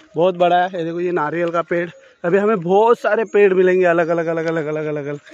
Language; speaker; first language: Hindi; non-native, local second language; Marathi